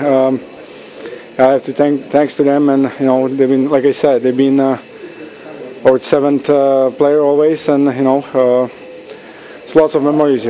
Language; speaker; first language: English; non-native, fluent; Czech